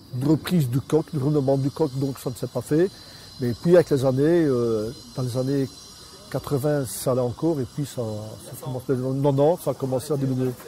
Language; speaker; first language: French; native; French